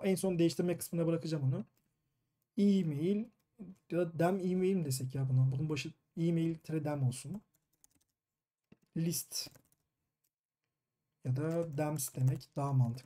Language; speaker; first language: Turkish; native; Turkish